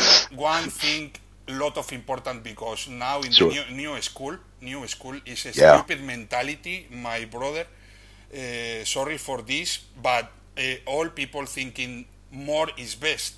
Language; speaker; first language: English; non-native, learner; Spanish